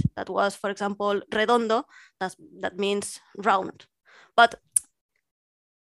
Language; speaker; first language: English; non-native, fluent; Catalan